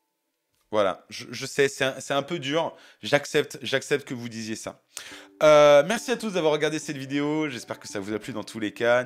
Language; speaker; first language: French; native; French